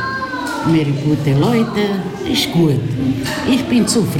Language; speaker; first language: German; non-native, learner; Kurdish